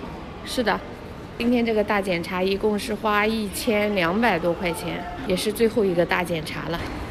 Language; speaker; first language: Chinese; native; Chinese